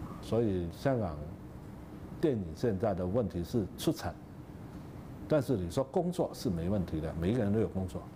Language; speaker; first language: Chinese; non-native, local second language; Cantonese